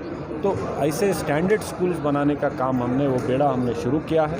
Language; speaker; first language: Urdu; native; Urdu